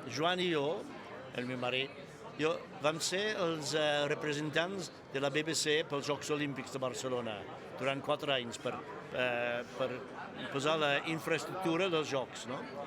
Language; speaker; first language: Catalan; non-native, fluent; English